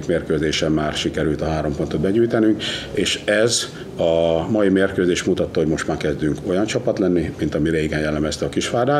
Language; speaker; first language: Hungarian; native; Hungarian